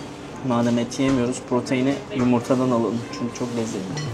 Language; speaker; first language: Turkish; native; Turkish